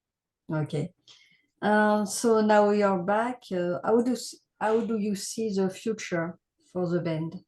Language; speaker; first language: English; non-native, learner; French